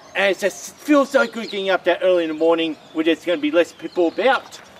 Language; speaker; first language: English; native; English